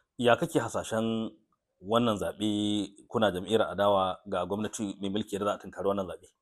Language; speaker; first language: Hausa; native; Hausa